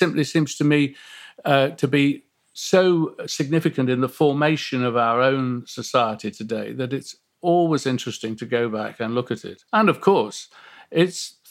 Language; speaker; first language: English; native; English